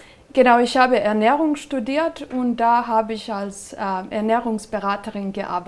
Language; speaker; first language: German; non-native, fluent; Serbian